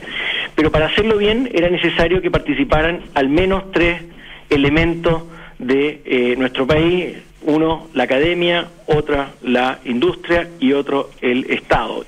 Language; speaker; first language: Spanish; native; Spanish